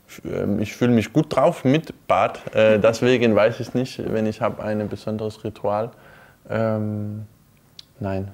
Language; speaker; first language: German; non-native, fluent; Danish